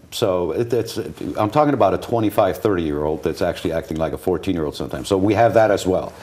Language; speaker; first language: English; early bilingual, other home language; Armenian